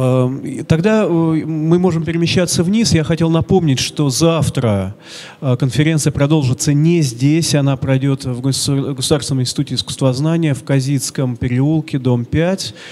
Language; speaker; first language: Russian; native; Russian